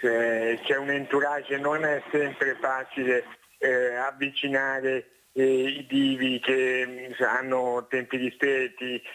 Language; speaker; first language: Italian; native; Italian